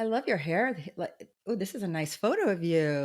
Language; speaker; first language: English; native; English